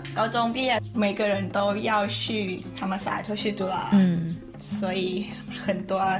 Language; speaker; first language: Chinese; non-native, learner; Thai